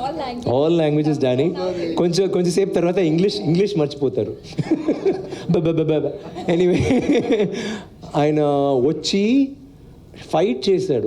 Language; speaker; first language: Telugu; non-native, learner; Tamil